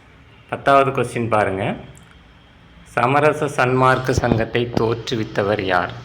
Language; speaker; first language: Tamil; native; Tamil